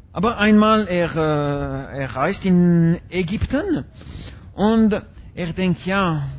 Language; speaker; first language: German; non-native, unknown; French